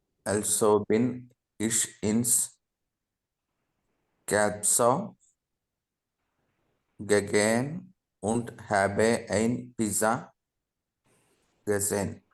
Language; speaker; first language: German; non-native, learner; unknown